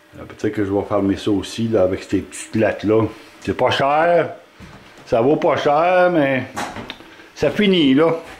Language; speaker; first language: French; native; French